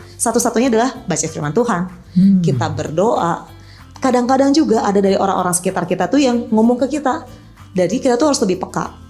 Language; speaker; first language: Indonesian; native; Indonesian